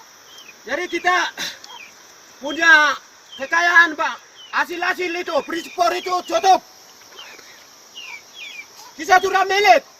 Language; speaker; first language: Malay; non-native, local second language; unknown